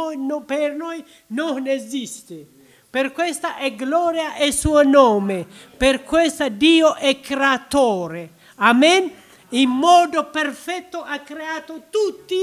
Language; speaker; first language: Italian; non-native, learner; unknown